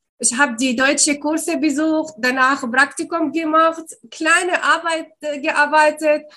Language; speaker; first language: German; non-native, learner; Arabic